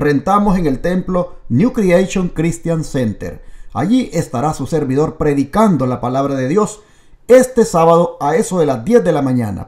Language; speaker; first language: Spanish; native; Spanish